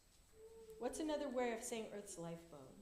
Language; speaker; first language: English; native; English